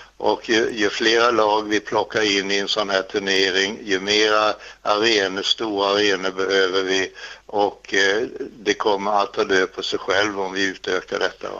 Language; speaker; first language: Swedish; native; Swedish